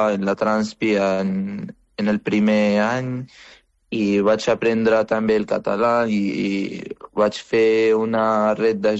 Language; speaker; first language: Catalan; non-native, fluent; Arabic